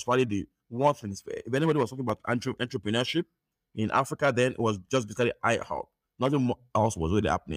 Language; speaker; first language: English; non-native, local second language; Yoruba